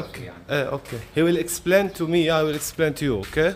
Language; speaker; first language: English; non-native, learner; Arabic